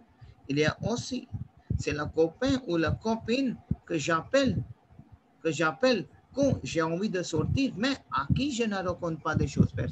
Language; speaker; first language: French; non-native, fluent; Hindi